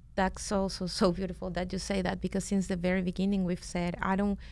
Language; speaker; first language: English; non-native, fluent; Spanish